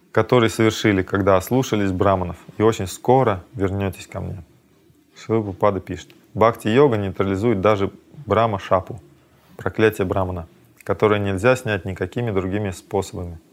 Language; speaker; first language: Russian; native; Russian